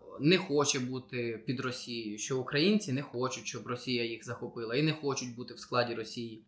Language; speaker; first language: Ukrainian; non-native, local second language; Russian